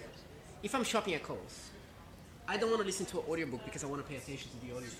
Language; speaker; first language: English; non-native, fluent; Portuguese